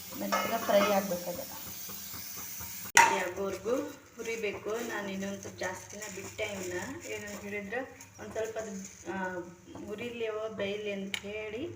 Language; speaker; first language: Kannada; native; Kannada